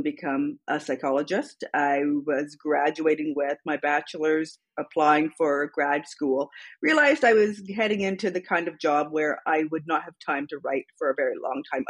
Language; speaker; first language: English; native; English